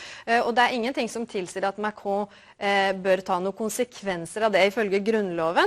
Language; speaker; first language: Norwegian; native; Norwegian